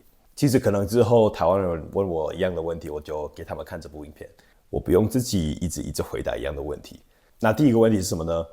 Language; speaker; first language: Chinese; non-native, fluent; English